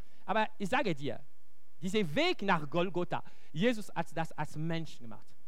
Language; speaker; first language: German; non-native, local second language; French